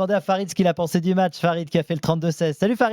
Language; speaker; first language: French; native; French